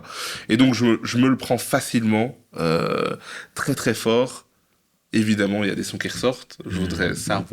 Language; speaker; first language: French; native; French